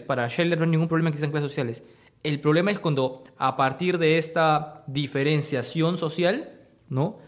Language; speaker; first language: Spanish; native; Spanish